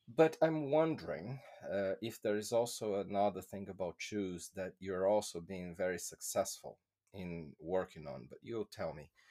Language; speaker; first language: English; non-native, fluent; Portuguese